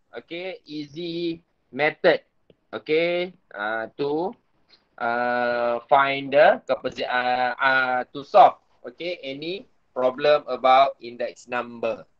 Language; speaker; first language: English; non-native, local second language; Malay